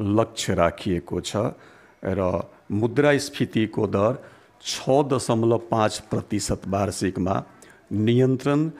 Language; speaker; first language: Nepali; non-native, local second language; Bhojpuri